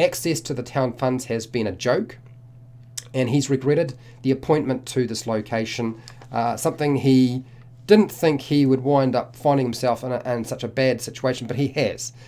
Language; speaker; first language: English; native; English